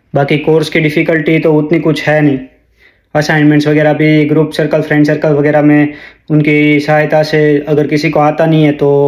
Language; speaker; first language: Hindi; non-native, local second language; Gujarati